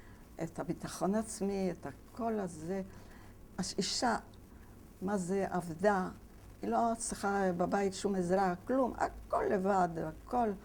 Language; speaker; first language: Hebrew; non-native, fluent; Yiddish